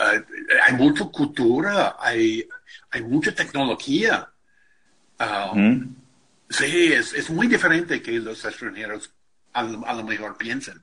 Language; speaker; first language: Spanish; non-native, fluent; English